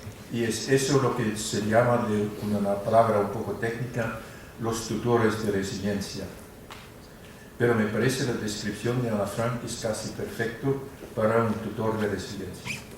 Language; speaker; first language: Spanish; non-native, fluent; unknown